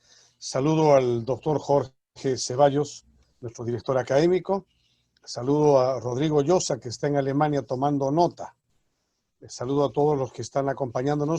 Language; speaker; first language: Spanish; native; Spanish